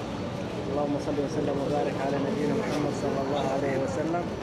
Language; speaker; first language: Arabic; native; Arabic